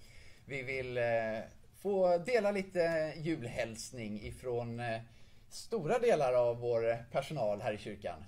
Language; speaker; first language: Swedish; native; Swedish